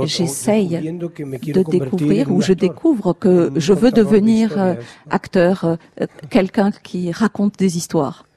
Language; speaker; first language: French; non-native, fluent; Spanish